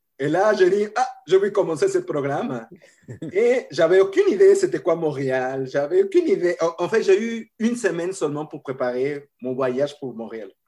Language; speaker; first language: French; non-native, fluent; Spanish